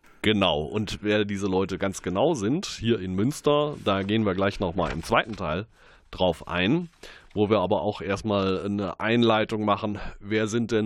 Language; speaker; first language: German; native; German